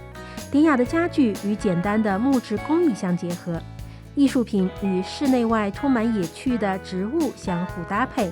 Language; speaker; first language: Chinese; native; Chinese